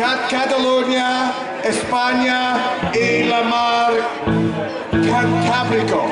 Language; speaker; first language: Spanish; non-native, learner; English